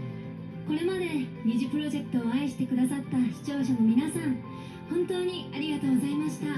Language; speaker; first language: Japanese; native; Japanese